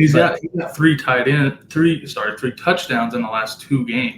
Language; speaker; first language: English; native; English